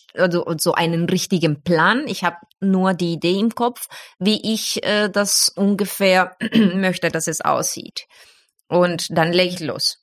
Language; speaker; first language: German; non-native, fluent; Spanish